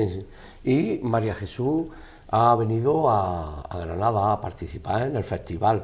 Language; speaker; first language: Spanish; native; Spanish